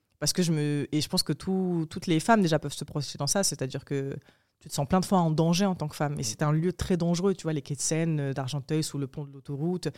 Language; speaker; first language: French; early bilingual, other home language; Arabic